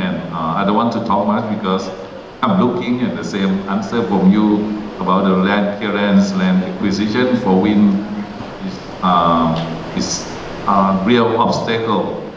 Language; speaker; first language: English; non-native, learner; Thai